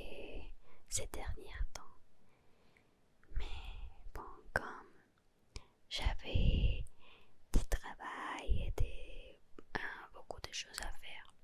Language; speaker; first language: French; non-native, learner; Spanish